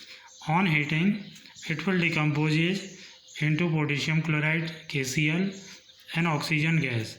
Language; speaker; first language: English; non-native, local second language; Hindi